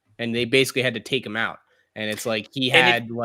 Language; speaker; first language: English; native; English